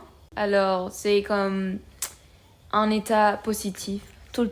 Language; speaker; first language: French; non-native, learner; Spanish